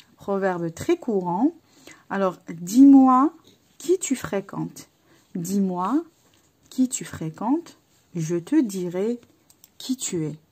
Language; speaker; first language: French; non-native, local second language; Arabic